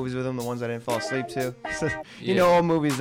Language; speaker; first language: English; native; English